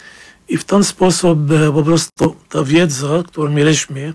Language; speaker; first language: Polish; non-native, fluent; Arabic